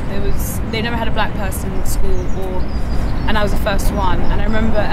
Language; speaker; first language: English; native; English